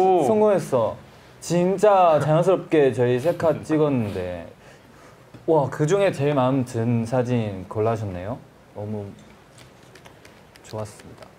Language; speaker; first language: Korean; non-native, fluent; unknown